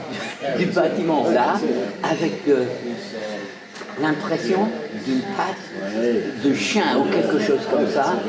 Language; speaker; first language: French; non-native, fluent; English